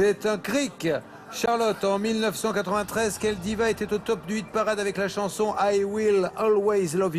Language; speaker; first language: French; native; French